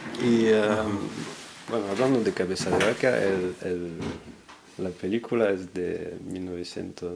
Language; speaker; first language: Spanish; non-native, fluent; French